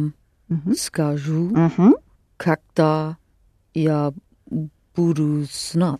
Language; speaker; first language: Russian; non-native, learner; English